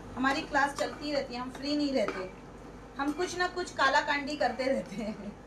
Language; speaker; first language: Hindi; native; Hindi